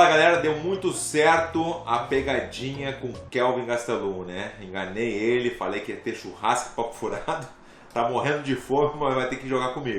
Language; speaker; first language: Portuguese; native; Portuguese